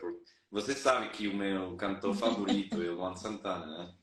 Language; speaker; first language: Portuguese; non-native, fluent; Spanish